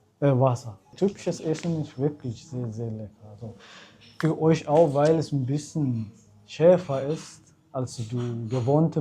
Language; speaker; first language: German; non-native, fluent; Amharic